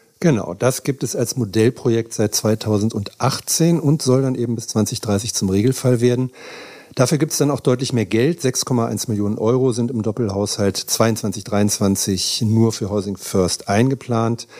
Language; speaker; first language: German; native; German